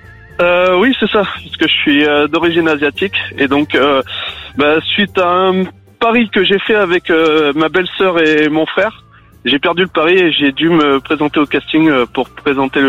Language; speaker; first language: French; native; French